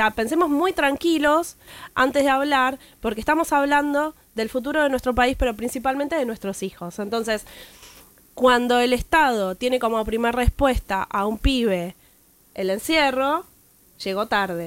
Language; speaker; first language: Spanish; native; Spanish